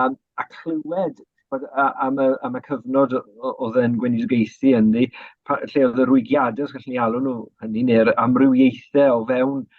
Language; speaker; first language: Welsh; native; Welsh